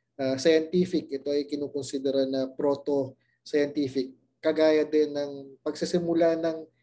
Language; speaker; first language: Filipino; native; Filipino